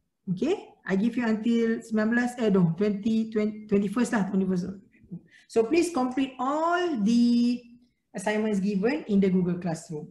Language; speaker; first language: English; non-native, local second language; Malay